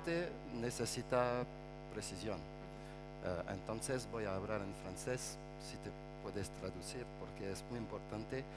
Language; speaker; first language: Spanish; non-native, fluent; French